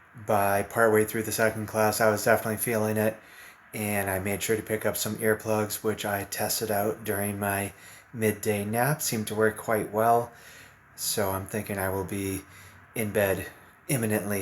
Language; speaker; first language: English; native; English